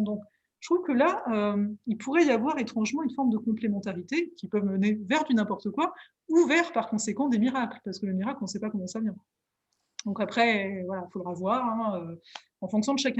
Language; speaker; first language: French; native; French